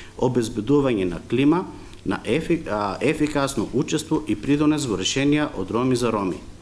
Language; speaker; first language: Macedonian; non-native, local second language; Romany